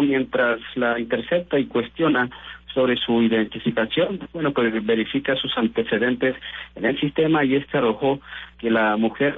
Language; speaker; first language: Spanish; native; Spanish